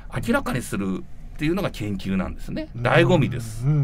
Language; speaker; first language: Japanese; native; Japanese